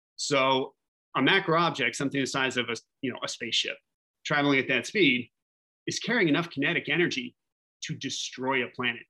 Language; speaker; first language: English; native; English